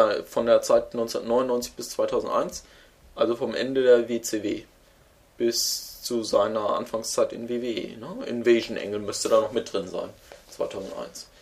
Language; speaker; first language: German; native; German